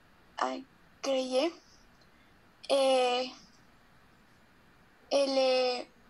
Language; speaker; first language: French; non-native, learner; Spanish